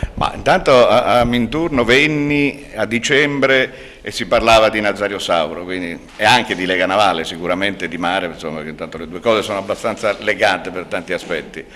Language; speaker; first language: Italian; native; Italian